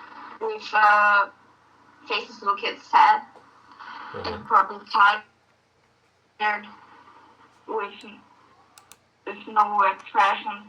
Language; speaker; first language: English; non-native, learner; Portuguese